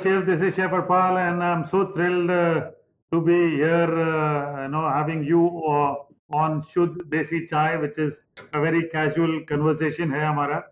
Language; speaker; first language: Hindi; non-native, local second language; Punjabi